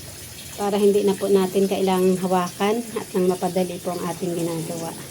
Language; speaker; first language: Filipino; native; Filipino